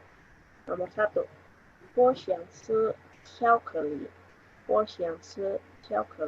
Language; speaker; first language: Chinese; non-native, learner; Indonesian